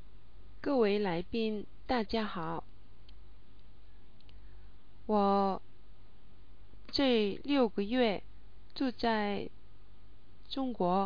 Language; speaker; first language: Chinese; non-native, learner; English